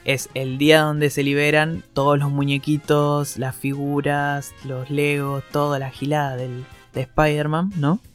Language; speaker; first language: Spanish; native; Spanish